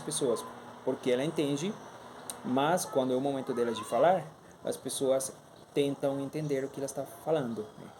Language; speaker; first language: Portuguese; non-native, fluent; Spanish